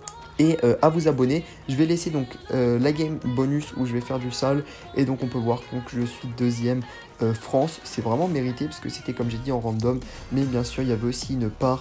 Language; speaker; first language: French; native; French